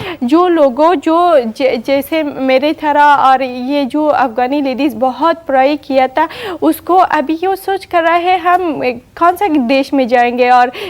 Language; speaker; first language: Hindi; non-native, learner; Persian